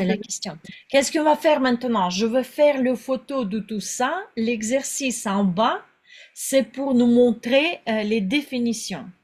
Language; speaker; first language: French; non-native, fluent; Russian